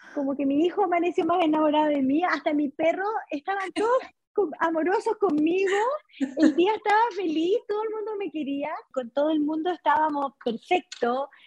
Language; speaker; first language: Spanish; native; Spanish